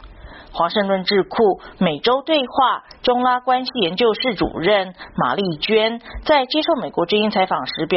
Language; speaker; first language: Chinese; native; Chinese